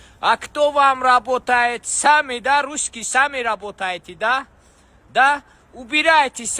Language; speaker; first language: Russian; non-native, learner; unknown